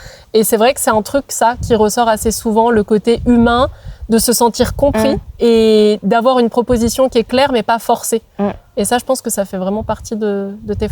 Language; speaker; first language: French; native; French